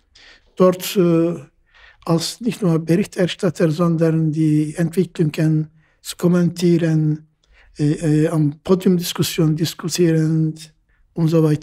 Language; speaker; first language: German; non-native, fluent; Turkish